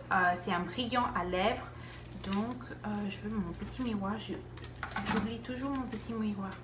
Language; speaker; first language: French; non-native, fluent; Spanish